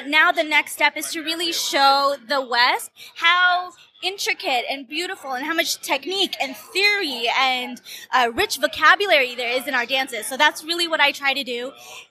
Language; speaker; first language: English; native; English